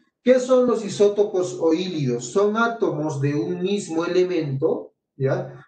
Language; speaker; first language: Spanish; native; Spanish